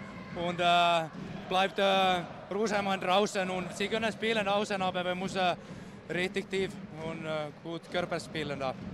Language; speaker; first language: German; non-native, learner; Finnish